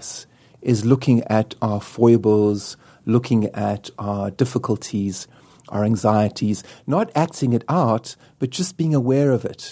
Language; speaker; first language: English; native; English